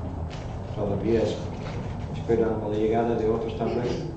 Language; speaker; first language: Spanish; non-native, fluent; English